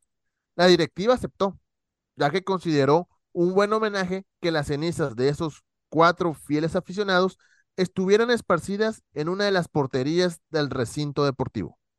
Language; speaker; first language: Spanish; native; Spanish